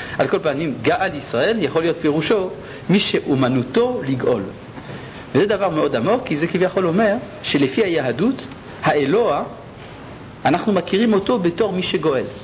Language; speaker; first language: Hebrew; early bilingual, other home language; French